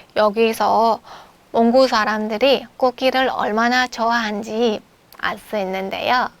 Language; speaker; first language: Korean; non-native, fluent; Mongolian